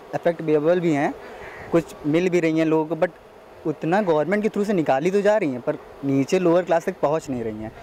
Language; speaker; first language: Hindi; native; Hindi